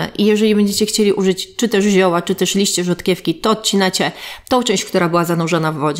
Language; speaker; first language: Polish; native; Polish